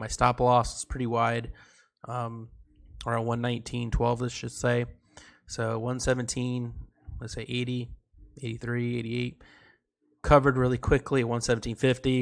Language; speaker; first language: English; native; English